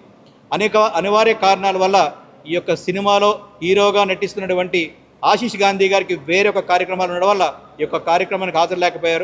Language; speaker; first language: Telugu; native; Telugu